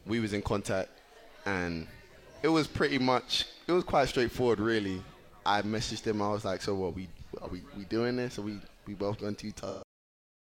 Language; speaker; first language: English; native; English